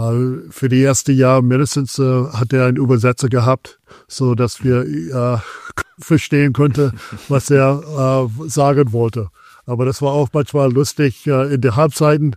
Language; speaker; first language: German; non-native, fluent; English